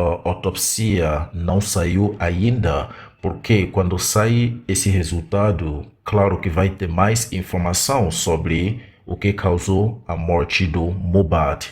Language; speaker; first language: Portuguese; non-native, fluent; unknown